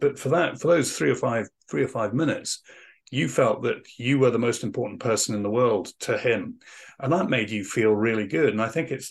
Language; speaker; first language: English; native; English